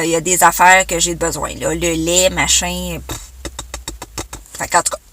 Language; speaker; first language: French; native; French